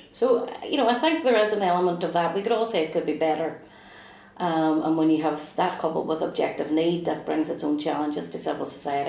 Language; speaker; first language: English; native; English